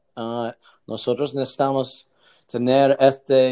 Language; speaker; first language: Spanish; non-native, learner; English